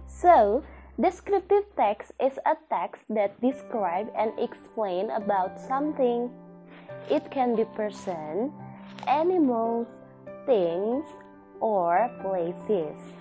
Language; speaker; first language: English; non-native, fluent; Indonesian